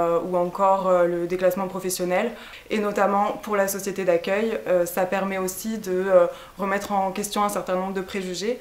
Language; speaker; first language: French; native; French